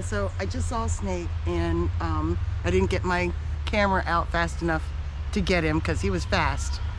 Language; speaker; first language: English; native; English